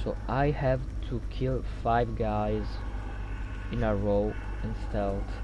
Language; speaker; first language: English; non-native, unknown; Italian